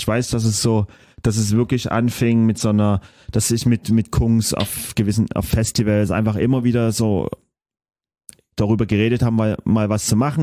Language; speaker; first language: German; native; German